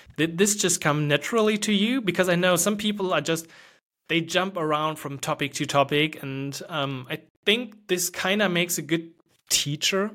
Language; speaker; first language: English; non-native, fluent; German